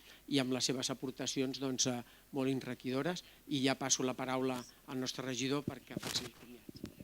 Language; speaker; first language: Catalan; native; Catalan